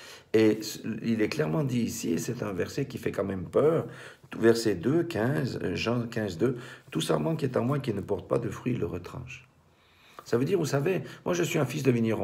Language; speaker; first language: French; native; French